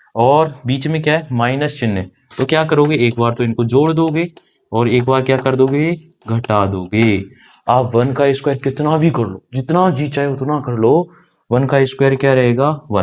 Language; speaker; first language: Hindi; native; Hindi